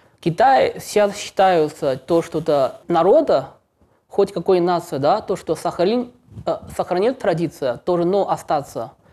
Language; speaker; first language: Russian; non-native, learner; Chinese